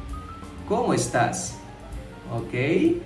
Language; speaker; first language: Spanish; non-native, fluent; Indonesian